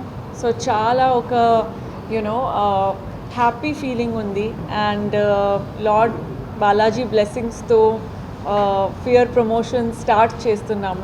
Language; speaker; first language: Telugu; non-native, learner; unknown